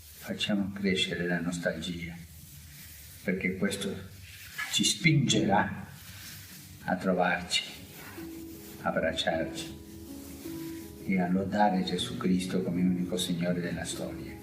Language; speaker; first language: Italian; non-native, fluent; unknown